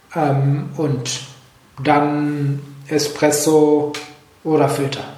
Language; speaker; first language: German; native; German